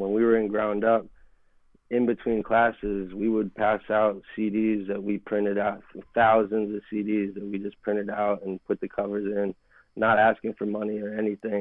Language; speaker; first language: English; native; English